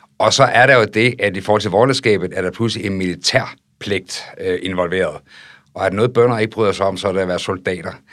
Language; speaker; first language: Danish; native; Danish